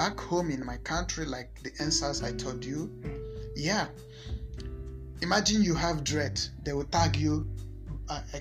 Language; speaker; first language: English; non-native, local second language; Igbo